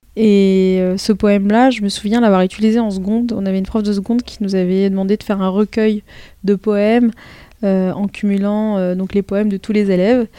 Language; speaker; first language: French; early bilingual, other home language; Arabic